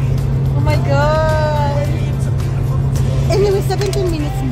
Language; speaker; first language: English; non-native, learner; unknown